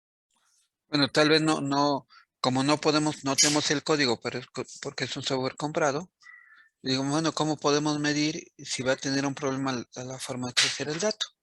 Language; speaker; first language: Spanish; native; Spanish